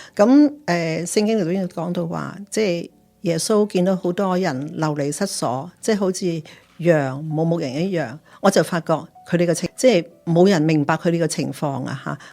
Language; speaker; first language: Cantonese; native; Cantonese